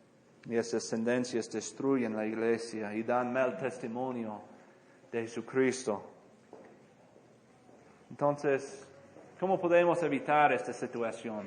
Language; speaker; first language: Spanish; non-native, fluent; English